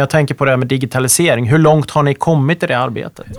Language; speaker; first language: Swedish; native; Swedish